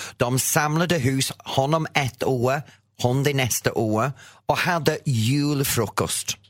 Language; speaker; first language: Swedish; non-native, fluent; English